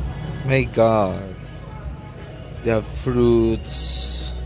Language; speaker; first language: English; non-native, learner; Filipino